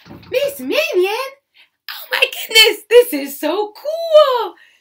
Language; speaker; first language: English; native; English